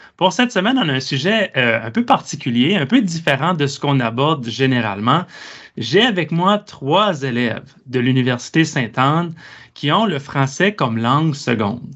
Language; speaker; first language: French; native; French